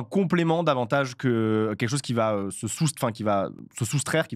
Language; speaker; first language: French; native; French